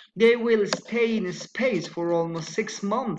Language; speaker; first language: English; non-native, fluent; Spanish